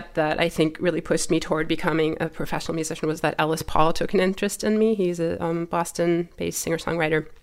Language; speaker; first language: English; early bilingual, other home language; German